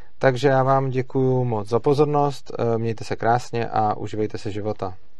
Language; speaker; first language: Czech; native; Czech